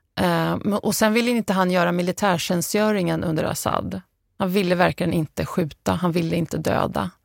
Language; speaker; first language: Swedish; early bilingual, other home language; Arabic